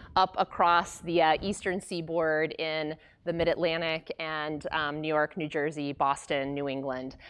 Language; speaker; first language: English; native; English